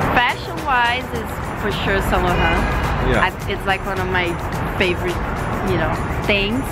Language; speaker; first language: English; non-native, fluent; Portuguese